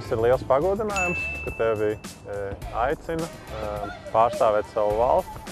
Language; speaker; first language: Latvian; native; Latvian